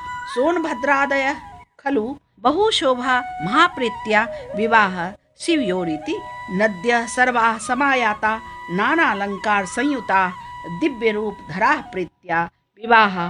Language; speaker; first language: Hindi; native; Hindi